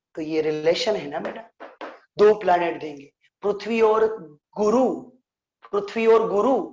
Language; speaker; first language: Hindi; non-native, local second language; Gujarati